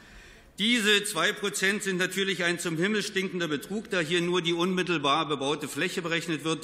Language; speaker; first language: German; native; German